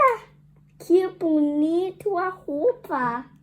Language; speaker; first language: Portuguese; early bilingual, heritage; Portuguese